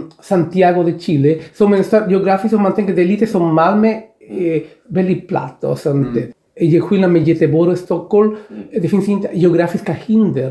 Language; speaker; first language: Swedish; non-native, fluent; Spanish